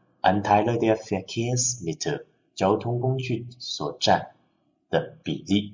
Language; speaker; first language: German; non-native, fluent; Chinese